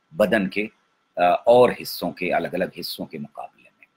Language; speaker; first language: Hindi; native; Hindi